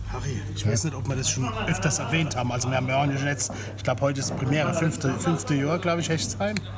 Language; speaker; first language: German; native; German